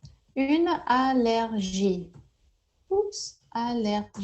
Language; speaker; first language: French; non-native, fluent; English